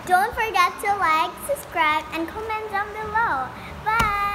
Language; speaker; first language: English; early bilingual, other home language; Indonesian